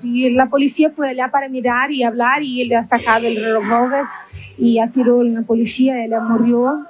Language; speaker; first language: Spanish; non-native, learner; Portuguese